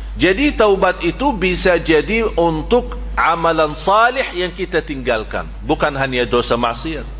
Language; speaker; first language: Malay; non-native, fluent; Arabic